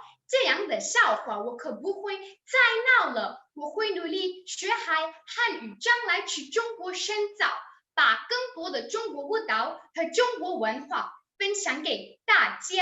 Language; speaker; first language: Chinese; non-native, learner; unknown